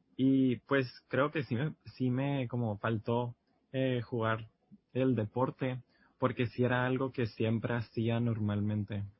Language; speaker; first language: Spanish; early bilingual, heritage; Spanish